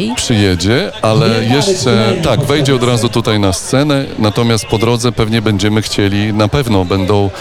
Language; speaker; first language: Polish; native; Polish